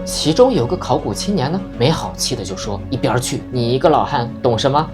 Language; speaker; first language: Chinese; native; Chinese